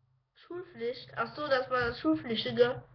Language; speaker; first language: German; native; German